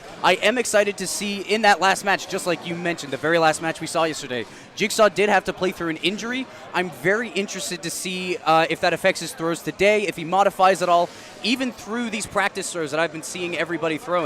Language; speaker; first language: English; native; English